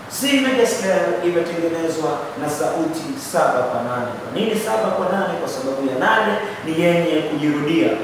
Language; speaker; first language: Swahili; native; Swahili